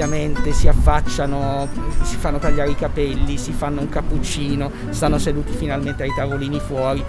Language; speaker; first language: Italian; native; Italian